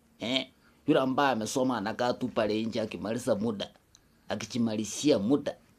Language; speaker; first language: Swahili; non-native, local second language; Kikuyu